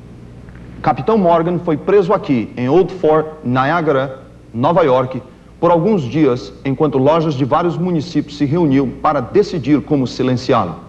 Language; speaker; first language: Portuguese; native; Portuguese